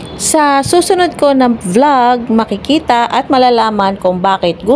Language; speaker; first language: Filipino; non-native, local second language; Waray